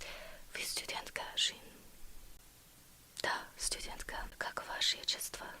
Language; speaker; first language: Russian; non-native, learner; English